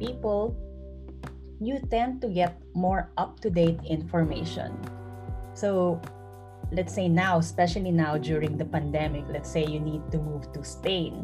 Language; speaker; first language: English; non-native, local second language; Filipino